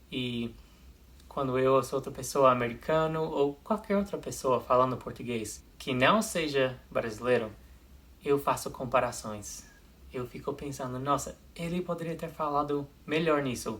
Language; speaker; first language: Portuguese; non-native, fluent; English